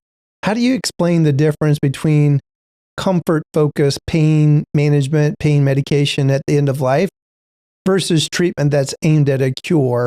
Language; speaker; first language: English; native; English